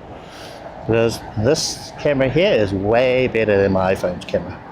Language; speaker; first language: English; native; English